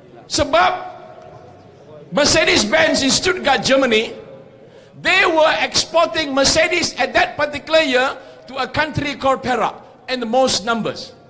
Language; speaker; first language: English; non-native, local second language; Malay